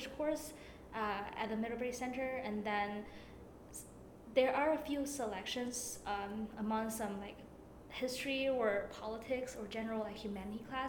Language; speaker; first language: English; non-native, fluent; Chinese